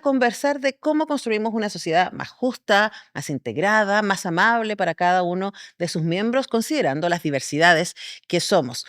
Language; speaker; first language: Spanish; native; Spanish